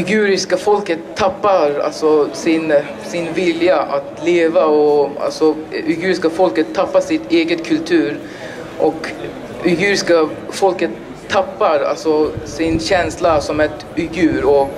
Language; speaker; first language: Swedish; non-native, learner; Uyghur